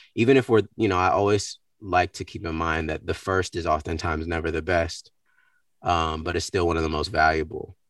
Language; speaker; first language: English; native; English